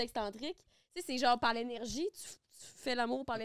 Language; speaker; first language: French; native; French